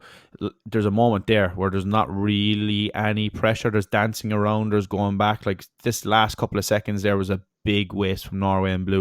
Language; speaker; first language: English; native; English